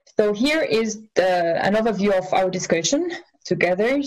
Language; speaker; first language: English; non-native, fluent; French